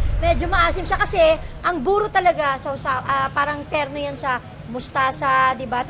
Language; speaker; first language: Filipino; native; Filipino